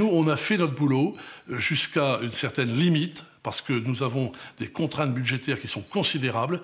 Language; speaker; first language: French; native; French